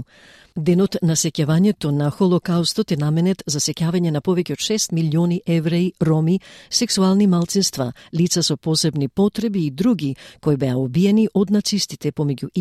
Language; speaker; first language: Macedonian; native; Macedonian